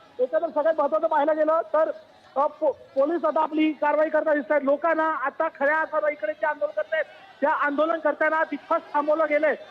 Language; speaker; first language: Marathi; native; Marathi